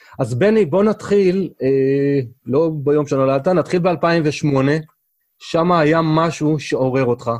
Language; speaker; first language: Hebrew; native; Hebrew